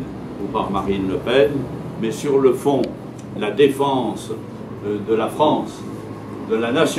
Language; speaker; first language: French; native; French